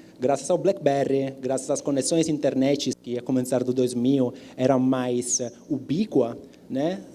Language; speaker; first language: Portuguese; non-native, fluent; Italian